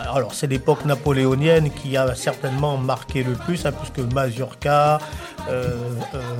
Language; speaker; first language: French; native; French